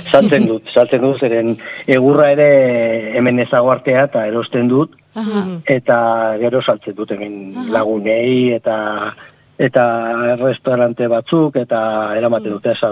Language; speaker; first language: Basque; non-native, local second language; Spanish